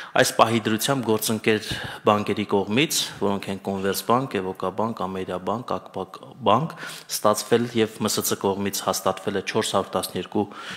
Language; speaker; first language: Armenian; native; Armenian